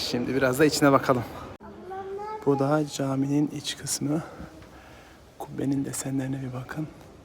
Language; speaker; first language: Turkish; native; Turkish